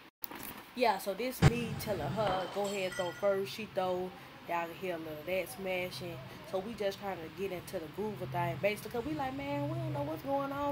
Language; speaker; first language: English; native; English